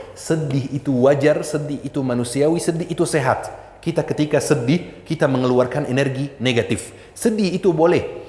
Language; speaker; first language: Indonesian; non-native, fluent; Arabic